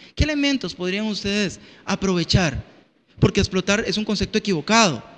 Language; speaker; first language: Spanish; native; Spanish